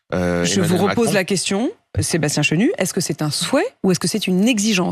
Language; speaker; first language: French; native; French